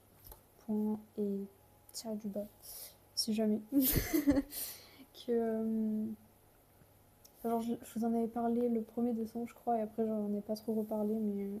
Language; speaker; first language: French; native; French